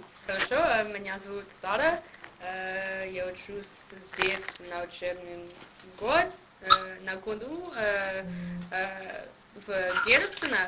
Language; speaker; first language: Russian; non-native, learner; English